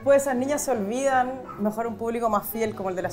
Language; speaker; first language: Spanish; native; Spanish